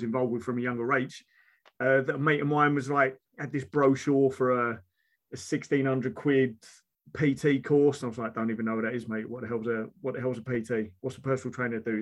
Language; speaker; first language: English; native; English